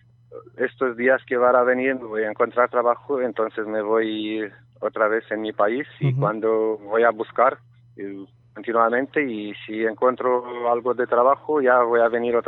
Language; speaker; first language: Spanish; non-native, learner; Romanian